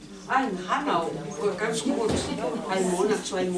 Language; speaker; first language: German; non-native, learner; Spanish